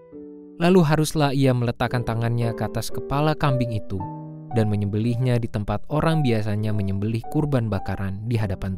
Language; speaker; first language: Indonesian; native; Indonesian